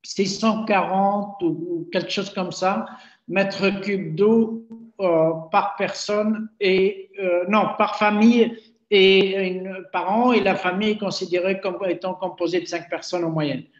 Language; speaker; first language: French; non-native, local second language; Arabic